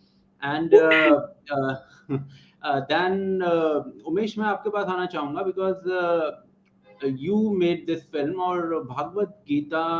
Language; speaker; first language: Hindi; native; Hindi